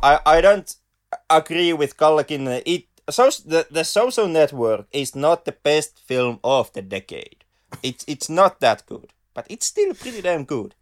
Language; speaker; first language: English; non-native, fluent; Finnish